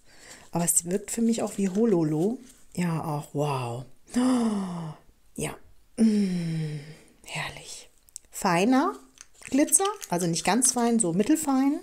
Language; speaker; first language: German; native; German